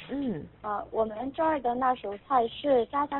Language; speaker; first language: Chinese; non-native, learner; Korean